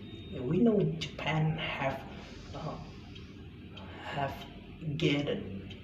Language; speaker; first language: English; non-native, learner; Indonesian